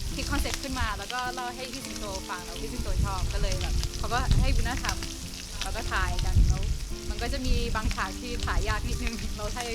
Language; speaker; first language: Thai; non-native, fluent; Portuguese